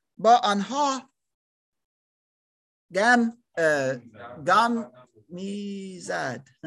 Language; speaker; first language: Persian; non-native, learner; German